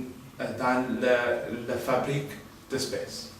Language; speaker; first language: French; non-native, learner; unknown